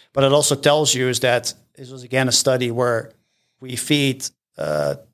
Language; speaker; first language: English; non-native, fluent; Dutch